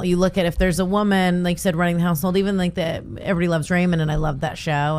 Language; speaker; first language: English; native; English